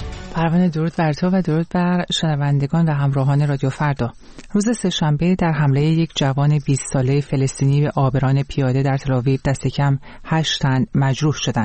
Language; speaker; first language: Persian; native; Persian